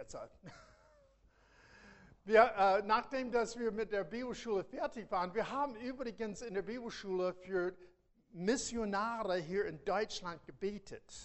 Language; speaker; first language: German; non-native, fluent; English